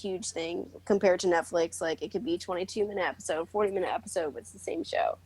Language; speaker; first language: English; native; English